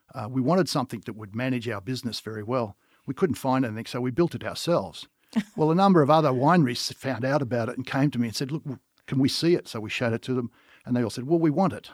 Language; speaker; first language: English; native; English